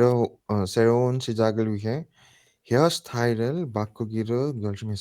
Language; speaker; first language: Korean; non-native, learner; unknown